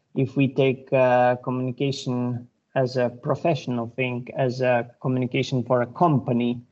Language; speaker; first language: English; non-native, fluent; Lithuanian